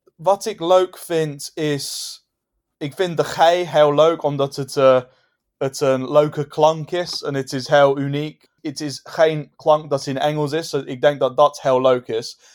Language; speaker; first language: Dutch; non-native, fluent; English